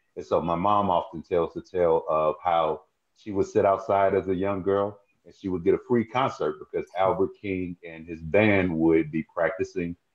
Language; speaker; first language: English; native; English